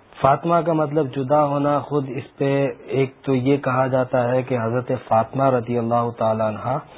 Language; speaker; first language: Urdu; native; Urdu